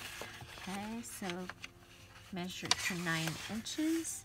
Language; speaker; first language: English; native; English